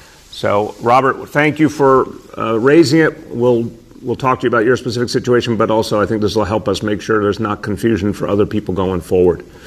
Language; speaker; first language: English; native; English